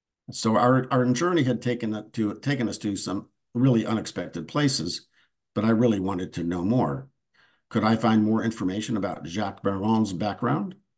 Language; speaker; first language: English; native; English